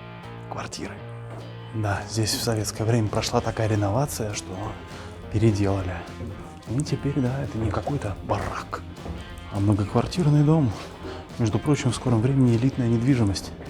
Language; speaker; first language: Russian; native; Russian